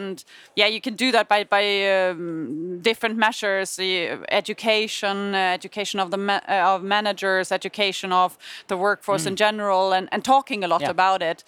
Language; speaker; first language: English; non-native, fluent; German